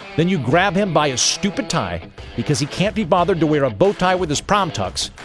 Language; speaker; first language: English; native; English